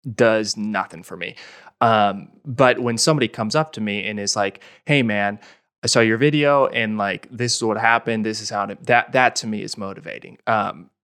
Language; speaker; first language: English; native; English